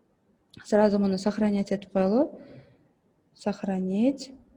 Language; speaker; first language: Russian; non-native, local second language; Kyrgyz